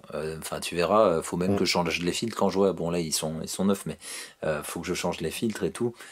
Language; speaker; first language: French; native; French